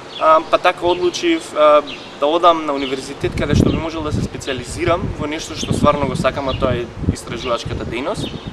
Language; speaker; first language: Macedonian; native; Macedonian